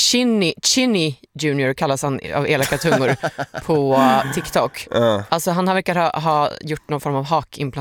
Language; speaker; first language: Swedish; native; Swedish